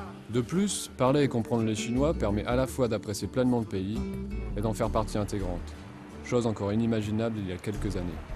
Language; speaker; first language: French; native; French